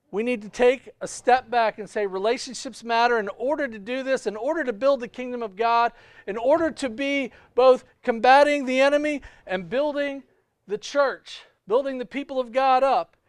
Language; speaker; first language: English; native; English